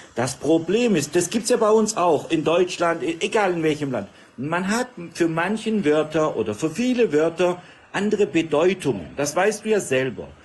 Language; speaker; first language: German; early bilingual, other home language; Turkish